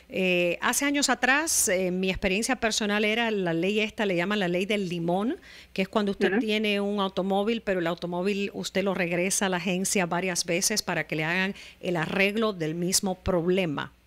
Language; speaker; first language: Spanish; native; Spanish